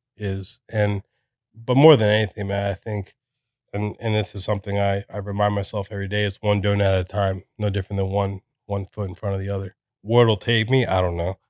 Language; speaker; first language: English; native; English